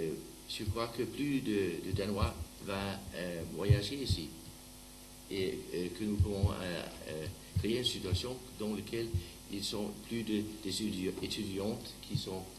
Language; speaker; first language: French; non-native, learner; Danish